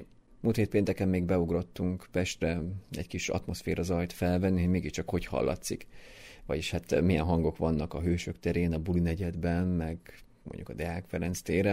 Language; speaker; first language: Hungarian; native; Hungarian